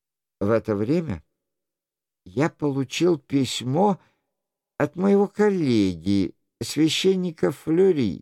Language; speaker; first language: Russian; native; Russian